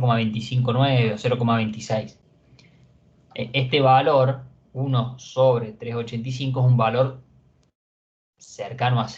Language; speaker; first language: Spanish; native; Spanish